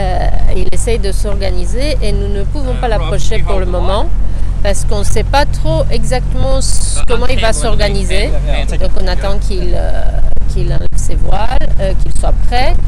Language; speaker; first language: French; native; French